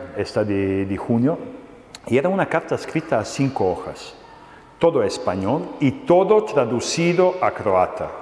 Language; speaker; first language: Spanish; non-native, fluent; Serbian